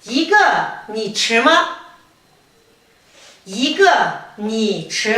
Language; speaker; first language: Chinese; non-native, fluent; Kazakh